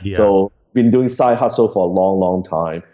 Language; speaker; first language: English; non-native, local second language; Cantonese